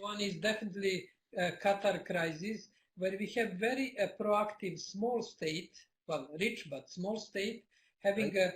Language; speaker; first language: English; non-native, fluent; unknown